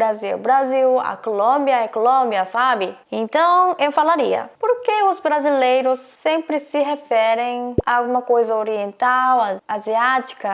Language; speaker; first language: Portuguese; non-native, fluent; Korean